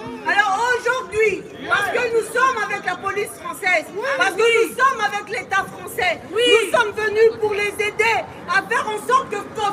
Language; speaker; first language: French; non-native, local second language; Lingala